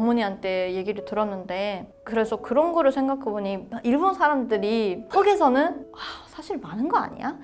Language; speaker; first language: Korean; non-native, fluent; Japanese